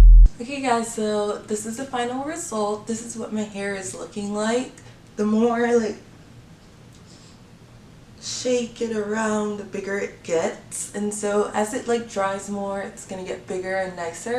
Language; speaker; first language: English; native; English